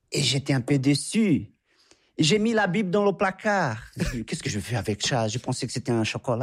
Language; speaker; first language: French; non-native, fluent; Portuguese